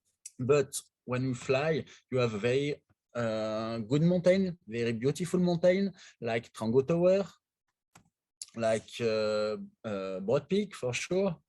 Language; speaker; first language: English; non-native, learner; French